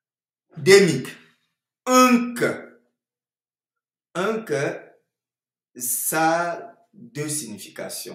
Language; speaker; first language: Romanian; non-native, fluent; French